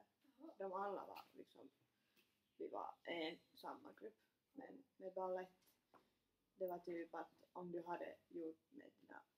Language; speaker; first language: Swedish; non-native, fluent; Finnish